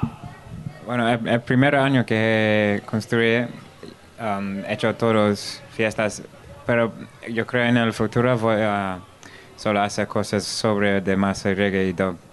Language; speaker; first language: Spanish; non-native, learner; English